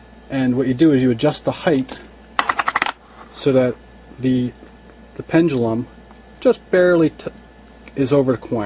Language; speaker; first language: English; native; English